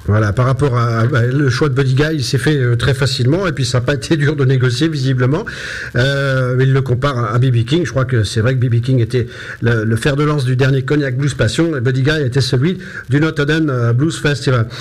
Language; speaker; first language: French; native; French